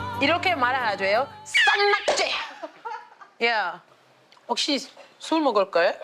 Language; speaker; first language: Korean; non-native, learner; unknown